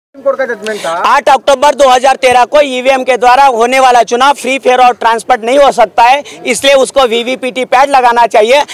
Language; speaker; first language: Hindi; non-native, local second language; Marathi